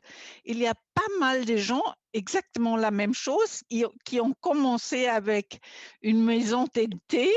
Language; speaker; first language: French; non-native, fluent; German